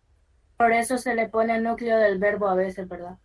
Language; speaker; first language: Spanish; native; Spanish